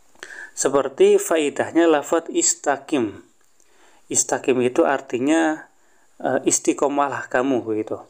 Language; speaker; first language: Indonesian; native; Indonesian